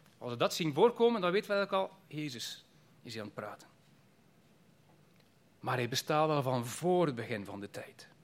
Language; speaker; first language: Dutch; native; Dutch